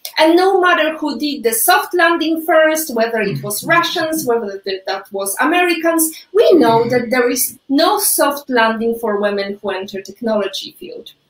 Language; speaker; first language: English; non-native, fluent; Polish